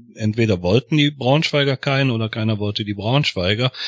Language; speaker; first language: German; native; German